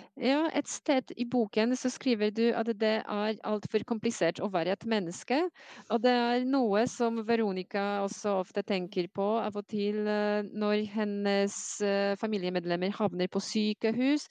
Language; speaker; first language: Norwegian; non-native, fluent; Polish